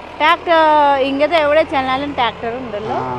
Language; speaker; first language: Malayalam; non-native, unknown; Nepali